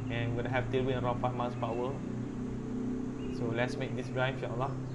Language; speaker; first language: English; non-native, local second language; Malay